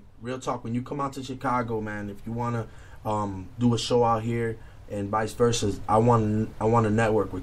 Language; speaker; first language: English; native; English